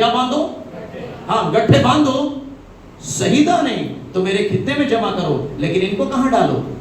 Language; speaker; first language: Urdu; non-native, local second language; Punjabi